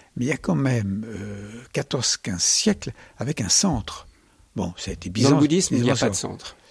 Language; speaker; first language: French; native; French